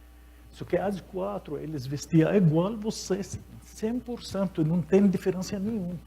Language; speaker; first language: Portuguese; non-native, fluent; Arabic